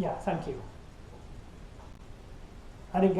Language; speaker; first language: English; native; English